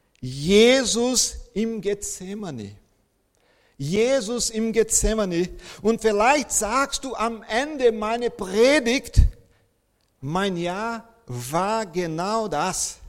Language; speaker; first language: German; non-native, fluent; Portuguese